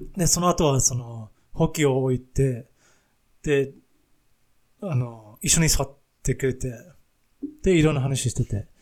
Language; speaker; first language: Japanese; non-native, fluent; English